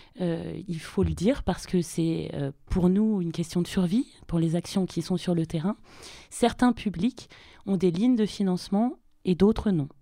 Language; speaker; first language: French; native; French